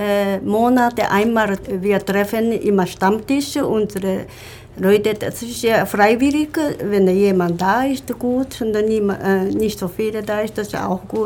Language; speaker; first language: German; non-native, learner; Japanese